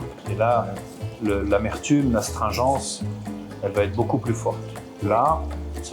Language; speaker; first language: French; native; French